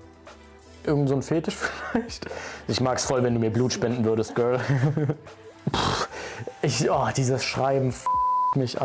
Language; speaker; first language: German; native; German